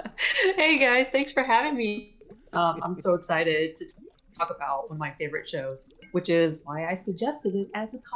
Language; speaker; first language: English; native; English